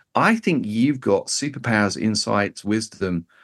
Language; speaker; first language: English; native; English